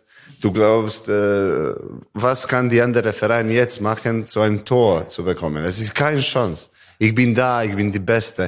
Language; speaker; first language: German; non-native, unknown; Serbian